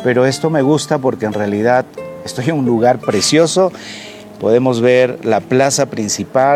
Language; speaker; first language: English; non-native, learner; Spanish